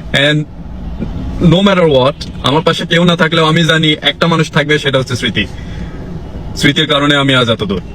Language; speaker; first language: Bangla; non-native, fluent; English